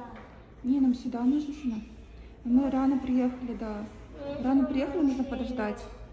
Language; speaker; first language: Russian; native; Russian